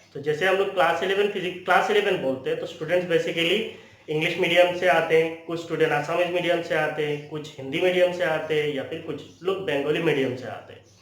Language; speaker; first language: Hindi; non-native, local second language; Bangla